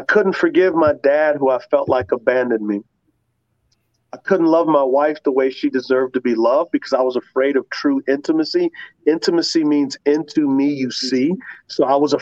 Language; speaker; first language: English; native; English